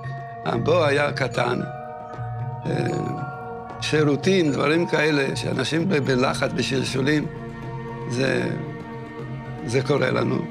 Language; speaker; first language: Hebrew; non-native, fluent; Yiddish